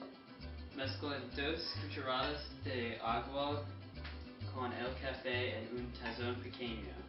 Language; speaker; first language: Spanish; non-native, learner; English